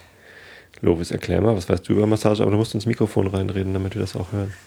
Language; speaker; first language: German; native; German